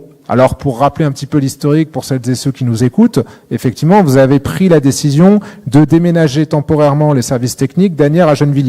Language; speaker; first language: French; native; French